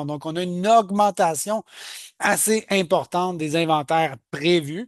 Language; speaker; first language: French; native; French